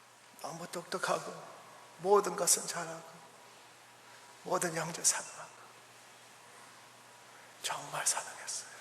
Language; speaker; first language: Korean; early bilingual, heritage; Korean